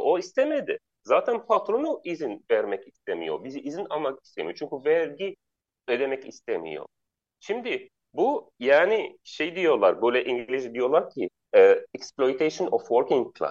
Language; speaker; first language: Turkish; non-native, learner; Arabic